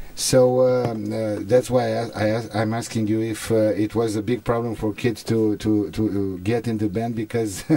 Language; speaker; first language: English; non-native, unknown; Romanian